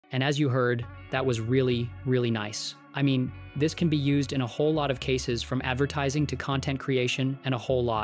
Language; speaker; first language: English; native; English